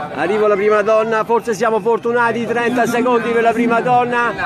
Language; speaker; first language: Italian; native; Italian